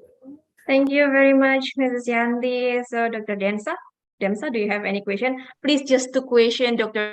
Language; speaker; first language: English; non-native, fluent; Indonesian